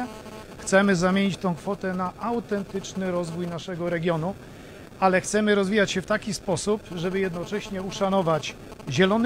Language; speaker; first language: Polish; native; Polish